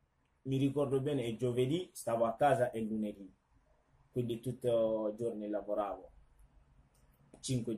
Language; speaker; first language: Italian; non-native, learner; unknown